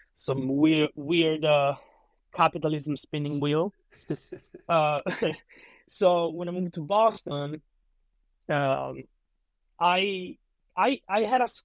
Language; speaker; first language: English; non-native, fluent; Italian